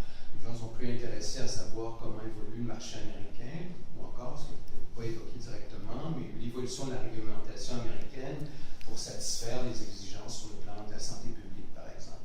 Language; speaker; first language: French; native; French